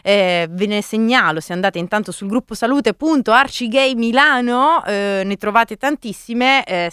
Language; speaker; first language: Italian; native; Italian